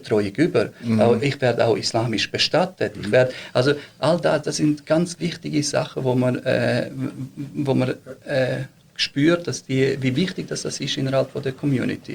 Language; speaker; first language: German; early bilingual, other home language; Bosnian